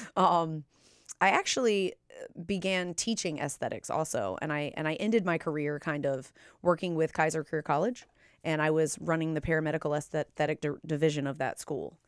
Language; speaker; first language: English; native; English